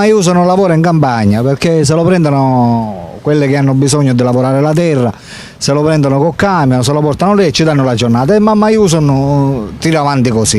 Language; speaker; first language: Italian; native; Italian